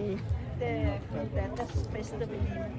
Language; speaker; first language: Danish; non-native, fluent; Vietnamese